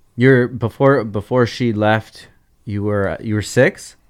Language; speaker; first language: English; native; English